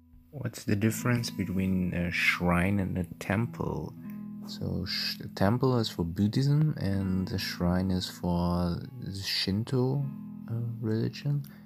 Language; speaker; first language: English; non-native, fluent; German